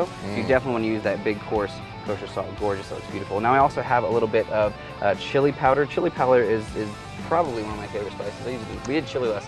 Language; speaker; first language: English; native; English